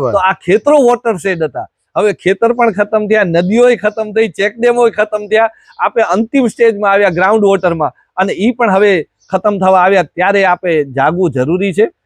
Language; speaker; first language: Gujarati; native; Gujarati